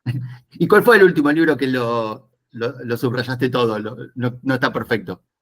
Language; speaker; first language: Spanish; native; Spanish